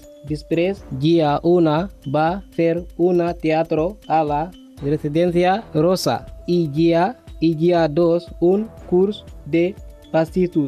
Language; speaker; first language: Catalan; non-native, learner; Spanish